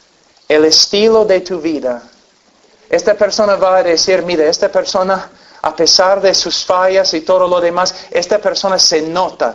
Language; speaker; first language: Spanish; non-native, fluent; English